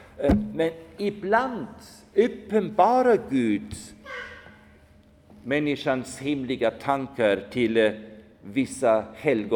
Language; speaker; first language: Swedish; non-native, fluent; German